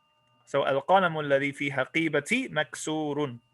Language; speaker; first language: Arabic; non-native, fluent; English